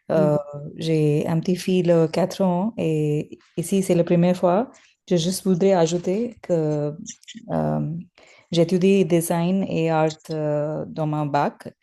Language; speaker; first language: French; non-native, learner; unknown